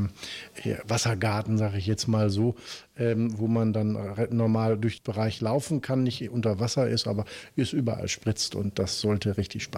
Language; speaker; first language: German; native; German